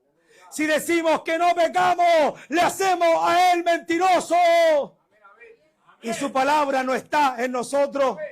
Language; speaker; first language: Spanish; native; Spanish